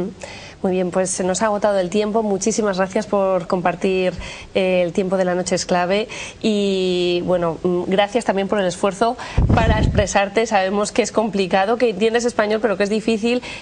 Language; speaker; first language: Spanish; native; Spanish